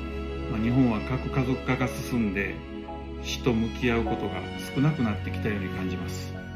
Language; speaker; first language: Japanese; native; Japanese